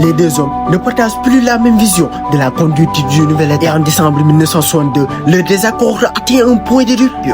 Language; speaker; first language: French; non-native, local second language; Wolof